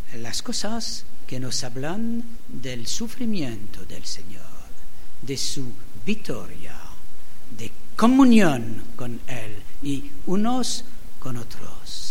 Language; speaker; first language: Spanish; non-native, learner; German